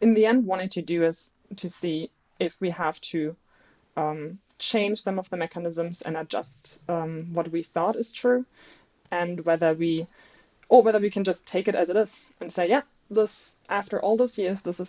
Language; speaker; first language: English; non-native, fluent; German